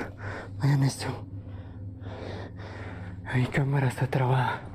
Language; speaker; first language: Spanish; native; Spanish